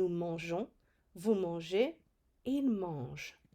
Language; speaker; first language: French; non-native, fluent; English